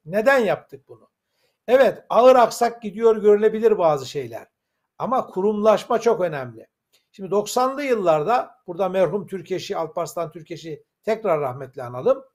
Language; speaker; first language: Turkish; native; Turkish